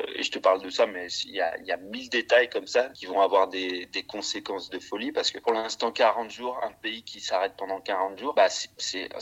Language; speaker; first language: French; native; French